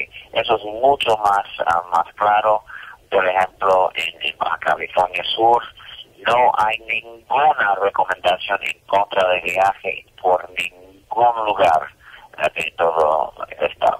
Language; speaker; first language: Spanish; non-native, fluent; English